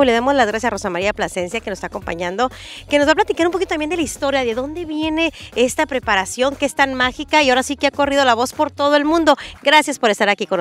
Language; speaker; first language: Spanish; native; Spanish